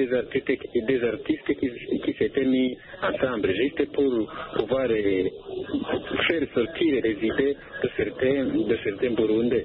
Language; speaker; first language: French; non-native, local second language; Rundi